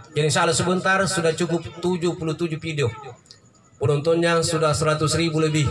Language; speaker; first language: Indonesian; non-native, local second language; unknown